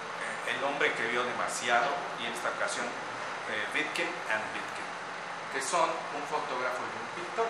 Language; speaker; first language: Spanish; native; Spanish